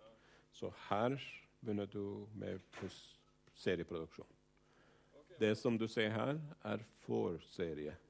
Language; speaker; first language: Norwegian; non-native, fluent; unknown